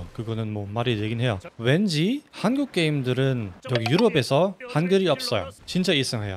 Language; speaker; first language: Korean; non-native, fluent; German